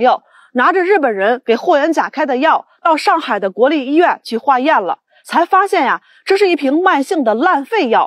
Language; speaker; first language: Chinese; native; Chinese